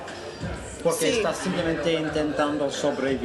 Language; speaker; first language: Spanish; non-native, fluent; English